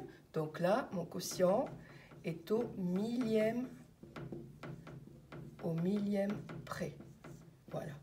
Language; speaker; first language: French; native; French